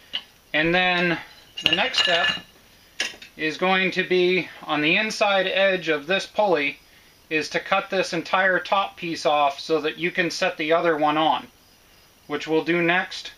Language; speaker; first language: English; native; English